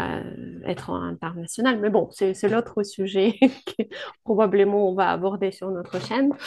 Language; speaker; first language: French; non-native, fluent; Ukrainian